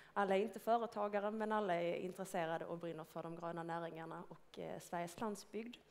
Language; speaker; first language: Swedish; native; Swedish